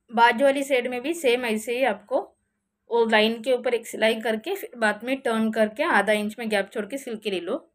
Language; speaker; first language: Hindi; non-native, local second language; Marathi